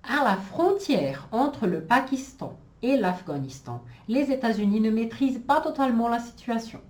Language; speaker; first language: French; non-native, fluent; Portuguese